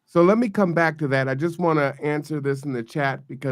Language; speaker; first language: English; native; English